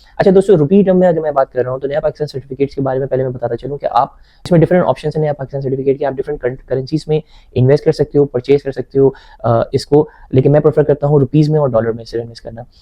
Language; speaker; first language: Urdu; native; Urdu